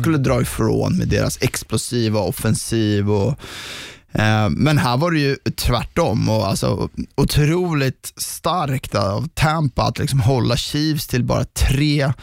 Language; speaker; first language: Swedish; native; Swedish